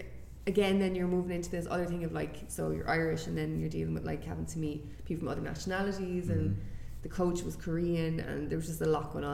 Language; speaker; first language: English; native; English